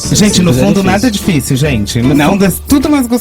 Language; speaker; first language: Portuguese; native; Portuguese